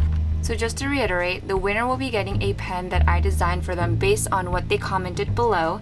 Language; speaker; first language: English; native; English